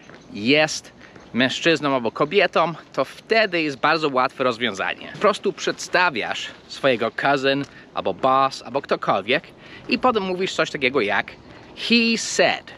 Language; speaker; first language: Polish; non-native, fluent; English